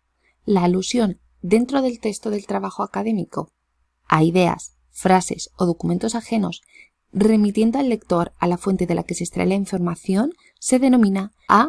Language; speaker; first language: Spanish; native; Spanish